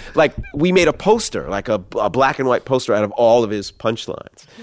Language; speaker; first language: English; native; English